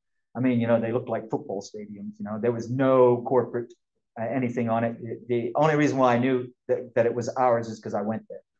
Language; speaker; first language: English; native; English